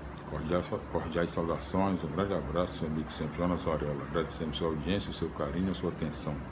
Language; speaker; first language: Portuguese; native; Portuguese